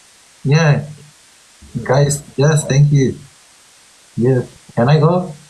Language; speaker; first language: English; non-native, learner; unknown